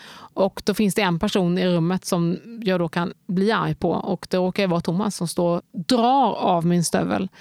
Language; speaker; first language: Swedish; native; Swedish